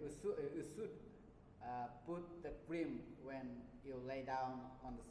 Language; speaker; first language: English; non-native, learner; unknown